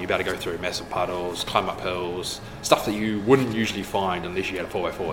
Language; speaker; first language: English; native; English